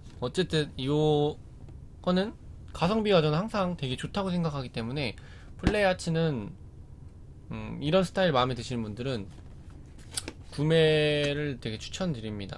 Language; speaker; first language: Korean; native; Korean